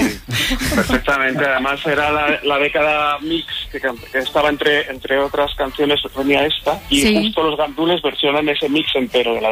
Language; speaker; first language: Spanish; native; Spanish